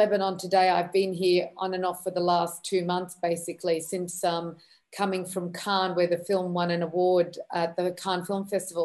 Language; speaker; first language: English; native; English